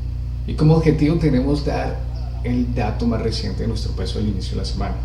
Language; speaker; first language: Spanish; native; Spanish